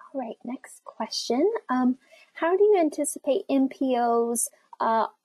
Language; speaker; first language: English; native; English